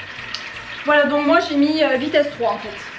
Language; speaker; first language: French; native; French